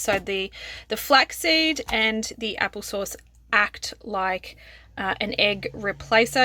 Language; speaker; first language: English; native; English